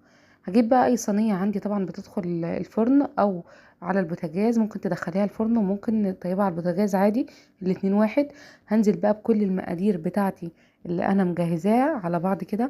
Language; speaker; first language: Arabic; native; Arabic